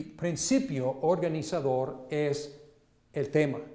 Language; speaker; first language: Spanish; non-native, fluent; English